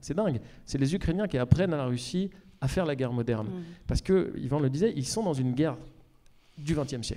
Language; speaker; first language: French; native; French